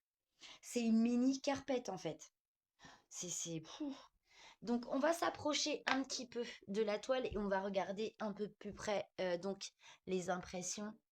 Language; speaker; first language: French; native; French